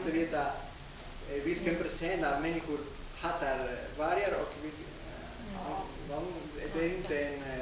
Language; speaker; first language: Swedish; non-native, learner; Spanish